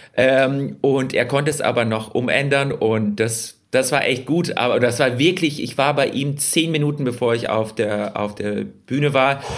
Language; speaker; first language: German; early bilingual, other home language; Russian